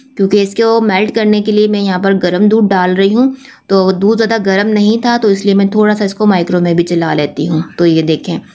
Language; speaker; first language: Urdu; native; Urdu